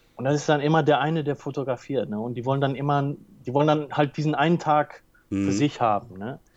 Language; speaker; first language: German; early bilingual, heritage; Spanish